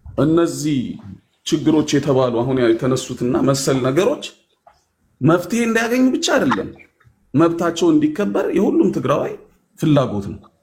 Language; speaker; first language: Amharic; non-native, local second language; Tigrinya